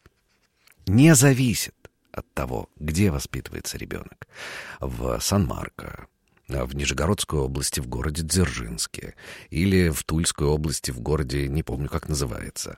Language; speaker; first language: Russian; native; Russian